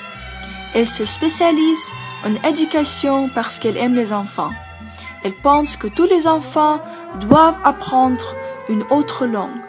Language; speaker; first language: French; non-native, learner; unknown